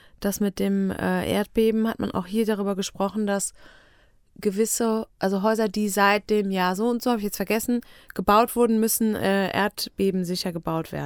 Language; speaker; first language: German; native; German